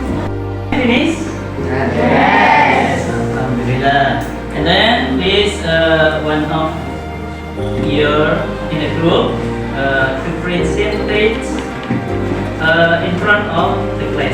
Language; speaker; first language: English; non-native, learner; Indonesian